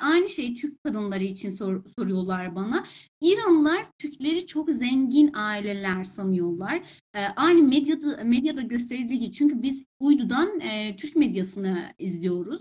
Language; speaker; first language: Turkish; non-native, fluent; Persian